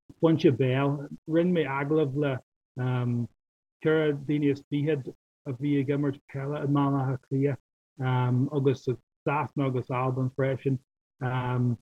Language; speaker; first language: Irish; non-native, local second language; English